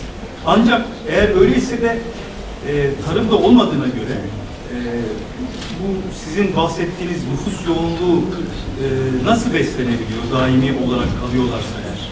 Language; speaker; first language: Turkish; native; Turkish